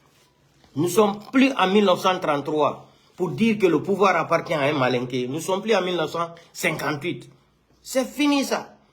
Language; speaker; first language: French; non-native, local second language; Fula